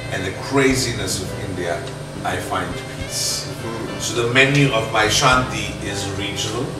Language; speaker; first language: English; non-native, local second language; Punjabi